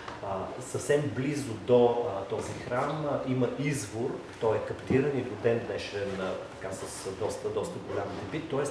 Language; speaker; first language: Bulgarian; native; Bulgarian